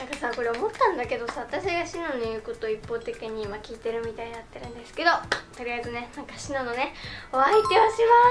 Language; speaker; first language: Japanese; native; Japanese